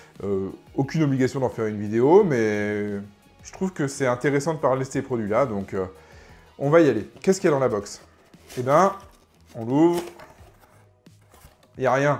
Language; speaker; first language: French; native; French